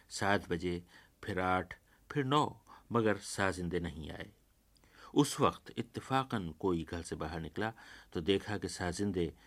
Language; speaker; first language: Urdu; native; Urdu